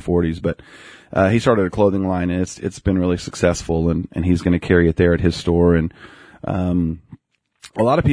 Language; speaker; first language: English; native; English